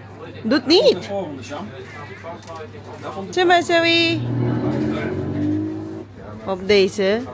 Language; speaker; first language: Dutch; non-native, learner; Filipino